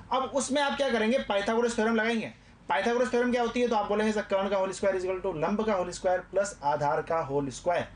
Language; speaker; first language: Hindi; native; Hindi